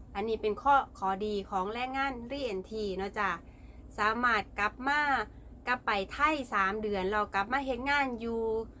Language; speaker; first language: Thai; native; Thai